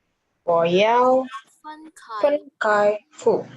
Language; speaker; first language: Chinese; non-native, learner; Indonesian